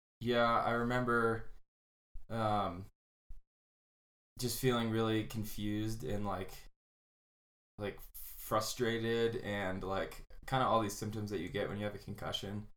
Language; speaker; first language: English; native; English